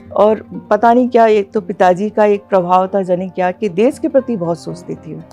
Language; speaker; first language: Hindi; non-native, local second language; Assamese